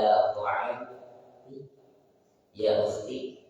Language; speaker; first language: Arabic; non-native, learner; Indonesian